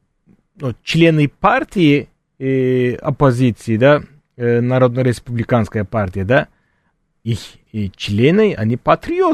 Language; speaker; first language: Russian; non-native, fluent; Turkish